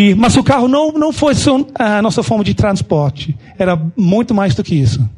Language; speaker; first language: Portuguese; non-native, fluent; English